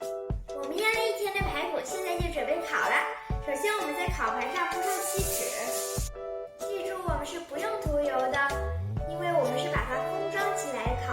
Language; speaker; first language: Chinese; early bilingual, heritage; Chinese